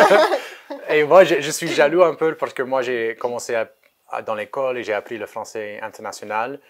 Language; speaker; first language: French; native; French